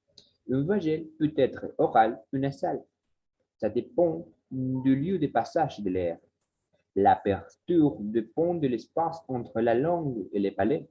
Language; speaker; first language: French; non-native, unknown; Spanish